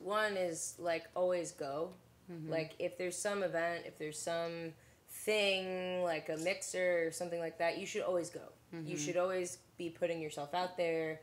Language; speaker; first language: English; native; English